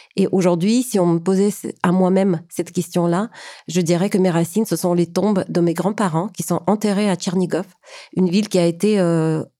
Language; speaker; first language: French; non-native, fluent; Ukrainian